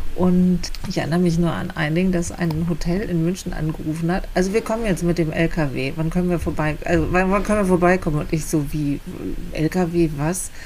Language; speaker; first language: German; native; German